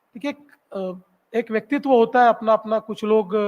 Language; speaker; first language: Hindi; non-native, local second language; Marathi